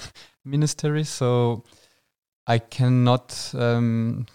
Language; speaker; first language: English; non-native, fluent; Portuguese